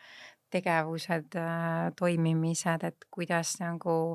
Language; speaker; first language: Estonian; native; Estonian